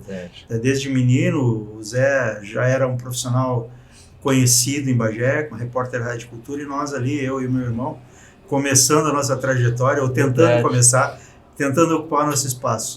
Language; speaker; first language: Portuguese; native; Portuguese